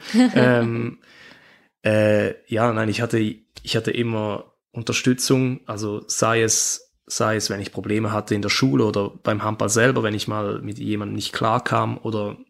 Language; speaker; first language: German; native; German